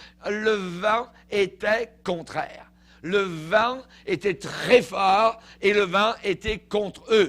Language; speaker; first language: French; native; French